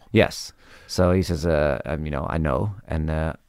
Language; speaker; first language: English; early bilingual, other home language; Hebrew